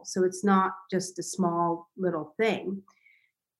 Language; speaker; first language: English; non-native, local second language; Bangla